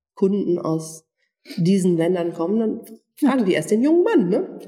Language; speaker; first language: German; non-native, fluent; Turkish